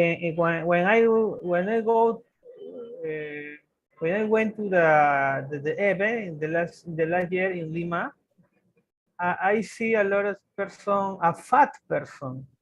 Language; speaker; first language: English; non-native, learner; Spanish